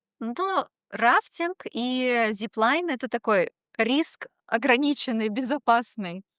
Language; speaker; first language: Russian; native; Russian